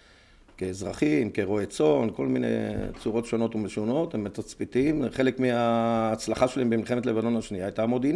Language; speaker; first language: Hebrew; native; Hebrew